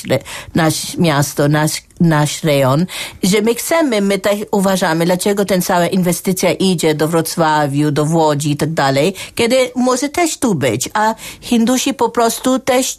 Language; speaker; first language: Polish; non-native, fluent; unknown